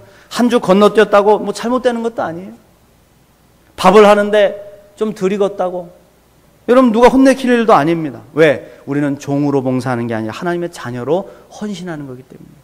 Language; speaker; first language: Korean; native; Korean